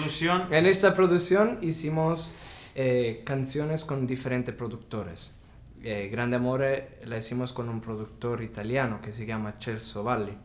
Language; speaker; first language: Spanish; non-native, fluent; Italian